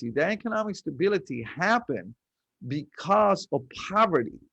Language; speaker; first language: English; early bilingual, other home language; Spanish